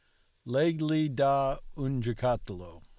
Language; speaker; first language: Italian; non-native, learner; English